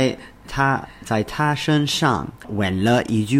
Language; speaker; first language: Chinese; non-native, learner; English